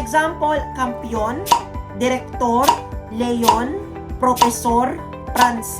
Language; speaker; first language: Spanish; non-native, learner; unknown